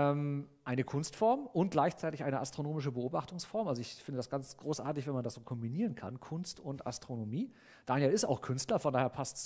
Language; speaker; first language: German; native; German